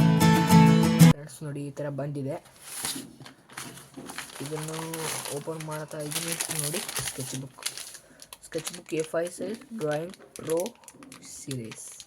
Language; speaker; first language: Kannada; native; Kannada